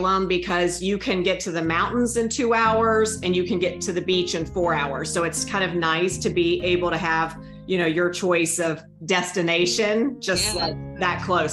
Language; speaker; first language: English; native; English